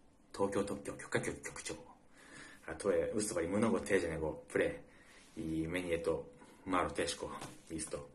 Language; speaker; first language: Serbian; non-native, learner; Japanese